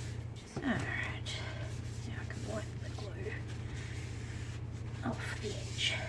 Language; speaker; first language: English; native; English